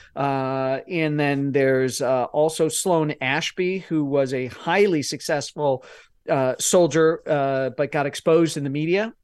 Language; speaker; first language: English; native; English